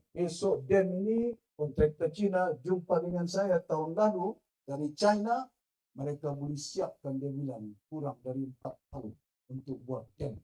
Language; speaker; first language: Malay; non-native, local second language; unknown